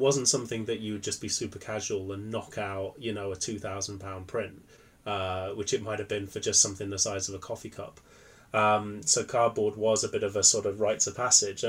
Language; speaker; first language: English; native; English